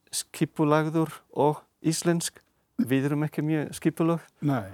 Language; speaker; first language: Icelandic; non-native, fluent; Spanish